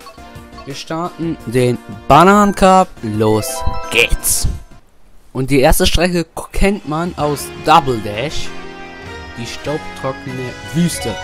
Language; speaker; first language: German; native; German